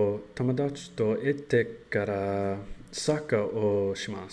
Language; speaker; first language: Japanese; non-native, learner; English